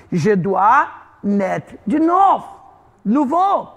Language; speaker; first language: French; non-native, fluent; Portuguese